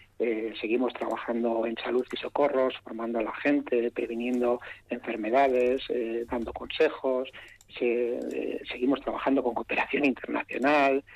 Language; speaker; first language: Spanish; native; Spanish